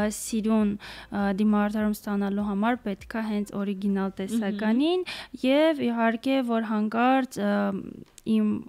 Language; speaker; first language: Armenian; native; Armenian